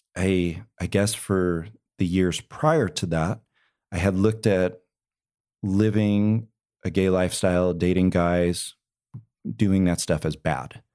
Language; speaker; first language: English; native; English